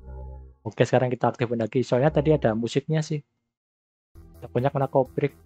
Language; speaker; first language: Indonesian; native; Indonesian